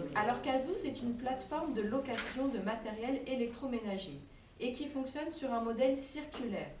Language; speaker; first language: French; native; French